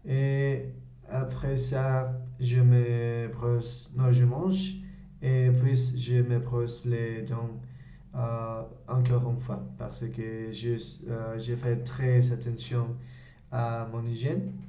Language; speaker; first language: French; non-native, learner; Spanish